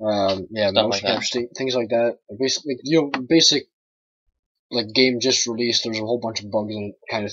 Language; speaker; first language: English; native; English